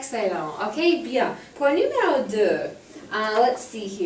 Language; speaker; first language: French; non-native, fluent; English